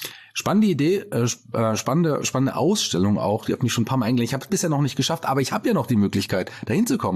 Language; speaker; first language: German; native; German